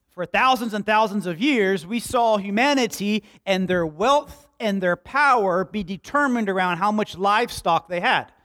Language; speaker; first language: English; native; English